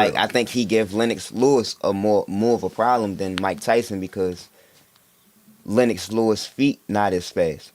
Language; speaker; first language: English; native; English